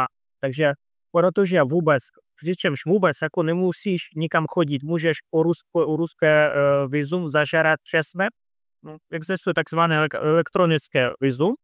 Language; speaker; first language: Czech; non-native, fluent; Russian